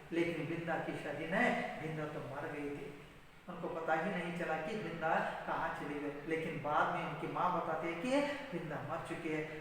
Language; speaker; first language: Hindi; non-native, local second language; Kannada